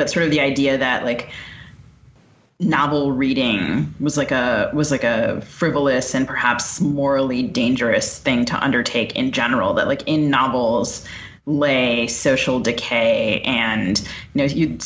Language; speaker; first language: English; native; English